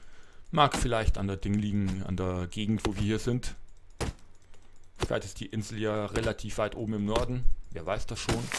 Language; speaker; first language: German; native; German